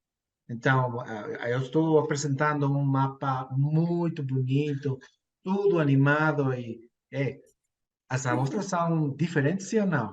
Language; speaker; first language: Portuguese; non-native, fluent; Spanish